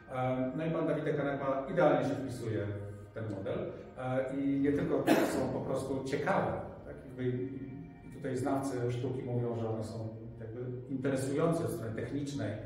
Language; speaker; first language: Polish; native; Polish